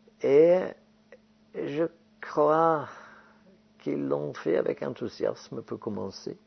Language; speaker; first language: French; non-native, fluent; Norwegian